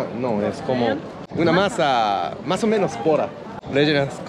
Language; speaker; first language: Spanish; non-native, learner; Japanese